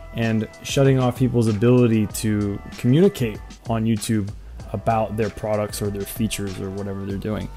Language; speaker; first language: English; native; English